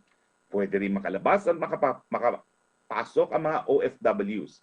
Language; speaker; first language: Filipino; native; Filipino